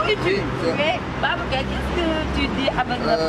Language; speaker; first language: French; non-native, learner; Wolof